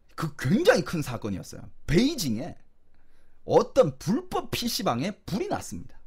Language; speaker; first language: Korean; native; Korean